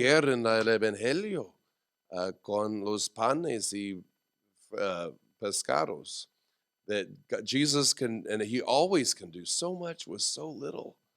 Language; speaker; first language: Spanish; non-native, learner; English